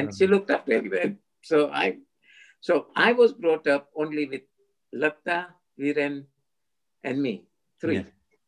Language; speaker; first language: English; non-native, local second language; Gujarati